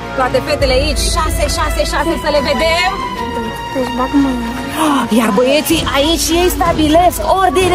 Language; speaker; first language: Romanian; native; Romanian